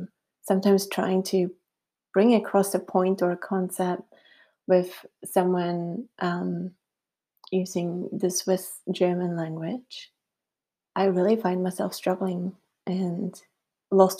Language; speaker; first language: English; non-native, fluent; Swiss German